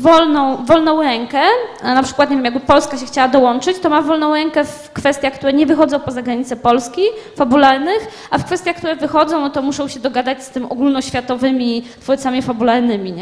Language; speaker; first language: Polish; native; Polish